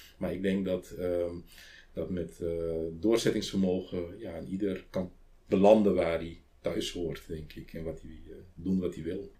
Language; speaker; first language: Dutch; non-native, local second language; Papiamento